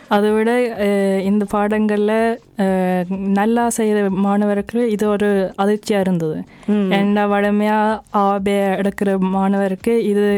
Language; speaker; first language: Tamil; early bilingual, heritage; Norwegian